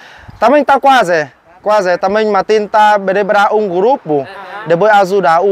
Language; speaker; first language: Portuguese; non-native, learner; Vietnamese